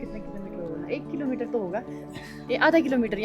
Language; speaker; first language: Hindi; non-native, local second language; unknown